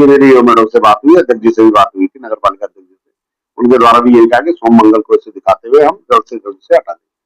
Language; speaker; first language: Hindi; native; Hindi